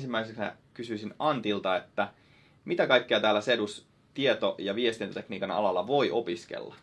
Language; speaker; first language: Finnish; native; Finnish